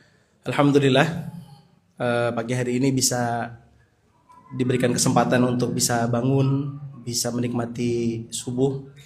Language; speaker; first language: Indonesian; native; Indonesian